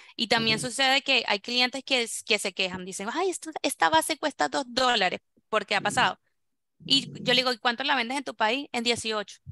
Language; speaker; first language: Spanish; native; Spanish